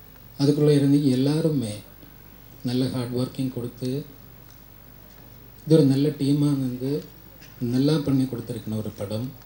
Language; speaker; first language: Tamil; non-native, learner; Malayalam